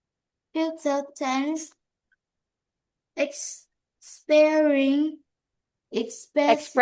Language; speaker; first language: English; non-native, learner; Vietnamese